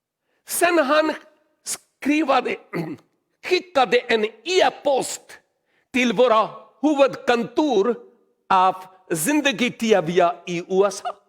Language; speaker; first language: Swedish; non-native, learner; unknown